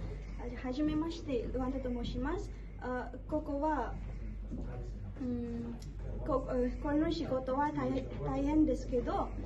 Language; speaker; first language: Japanese; non-native, learner; Khasi